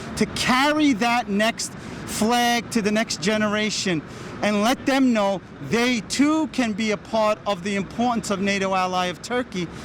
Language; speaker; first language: English; early bilingual, other home language; Turkish